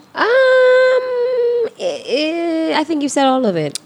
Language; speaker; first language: English; native; English